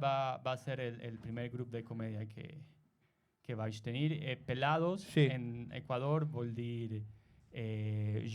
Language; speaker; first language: Catalan; non-native, learner; Spanish